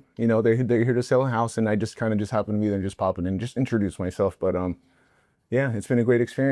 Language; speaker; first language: English; native; English